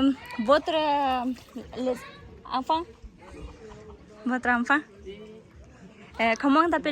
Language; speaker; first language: French; non-native, learner; Kazakh